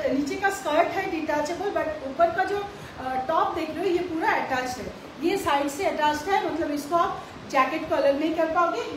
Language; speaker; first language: Hindi; non-native, local second language; Bangla